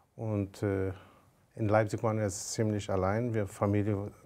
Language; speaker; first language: German; non-native, fluent; Persian